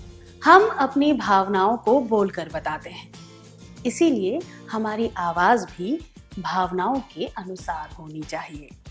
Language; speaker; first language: Hindi; native; Hindi